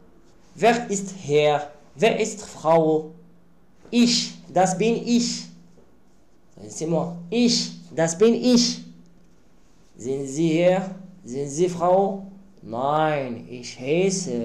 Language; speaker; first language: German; non-native, learner; Arabic